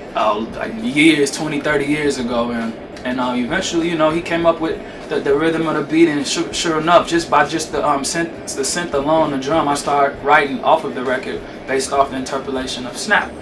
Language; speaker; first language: English; native; English